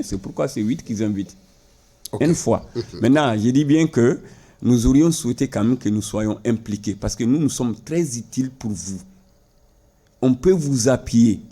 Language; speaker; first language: French; non-native, local second language; Bambara